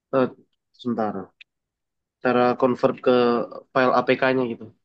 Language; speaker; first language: Indonesian; native; Indonesian